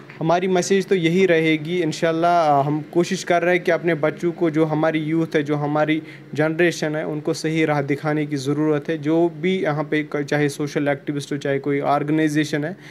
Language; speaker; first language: Hindi; non-native, local second language; Kashmiri